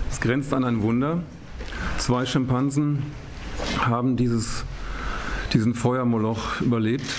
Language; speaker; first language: German; native; German